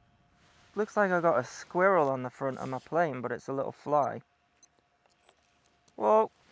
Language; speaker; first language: English; native; English